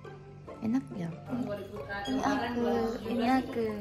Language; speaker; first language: Indonesian; non-native, fluent; Japanese